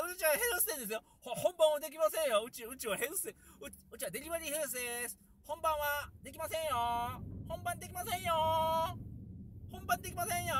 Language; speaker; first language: Japanese; native; Japanese